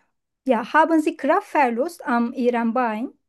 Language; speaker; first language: German; non-native, learner; Turkish